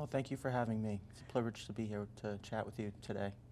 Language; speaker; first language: English; native; English